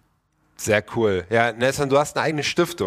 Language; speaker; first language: German; native; German